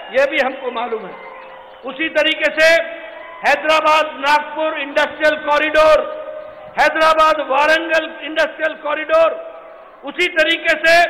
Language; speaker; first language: Hindi; native; Hindi